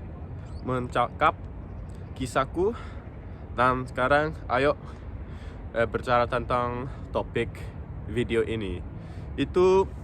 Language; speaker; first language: Indonesian; non-native, local second language; English